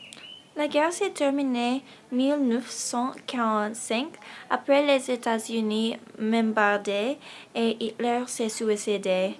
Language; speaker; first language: French; non-native, learner; English